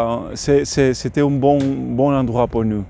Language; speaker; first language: French; non-native, learner; English